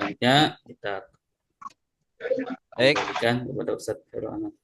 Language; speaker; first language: Indonesian; native; Indonesian